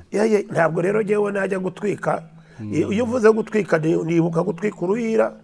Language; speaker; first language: Kinyarwanda; early bilingual, heritage; Kinyarwanda